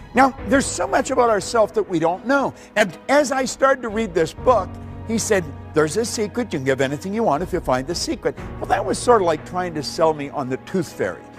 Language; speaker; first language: English; native; English